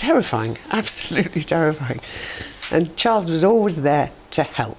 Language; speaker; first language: English; native; English